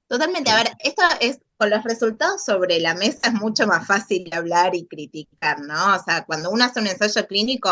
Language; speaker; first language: Spanish; native; Spanish